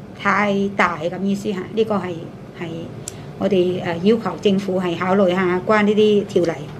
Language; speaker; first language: Cantonese; non-native, fluent; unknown